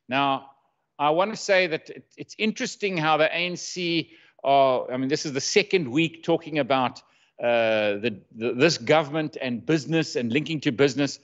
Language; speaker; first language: English; native; English